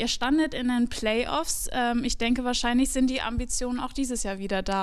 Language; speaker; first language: German; native; German